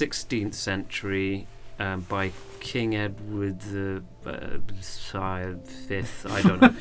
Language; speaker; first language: English; native; English